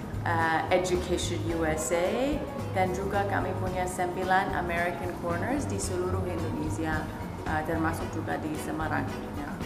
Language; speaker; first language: Indonesian; non-native, fluent; English